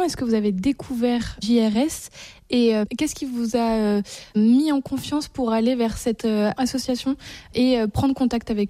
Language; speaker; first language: French; native; French